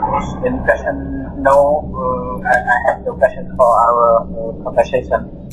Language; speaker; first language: English; non-native, learner; Vietnamese